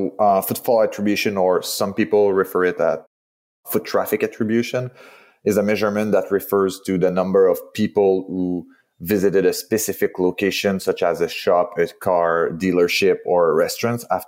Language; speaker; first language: English; non-native, fluent; French